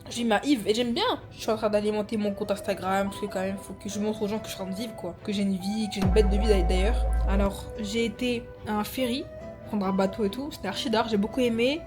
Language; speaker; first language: French; native; French